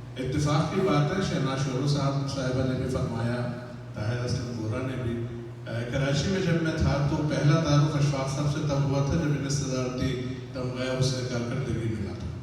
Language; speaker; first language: Urdu; native; Urdu